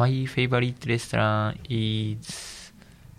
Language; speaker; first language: English; non-native, learner; Japanese